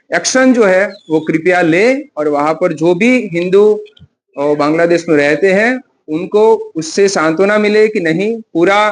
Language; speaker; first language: Hindi; non-native, local second language; Gujarati